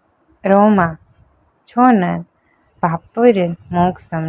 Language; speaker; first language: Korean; non-native, fluent; Hindi